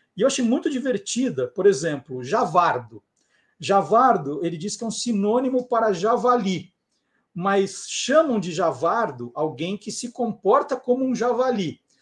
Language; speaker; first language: Portuguese; native; Portuguese